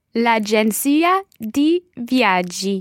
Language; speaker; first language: Italian; non-native, learner; English